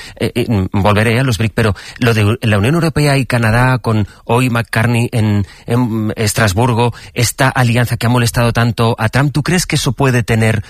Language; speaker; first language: Spanish; native; Spanish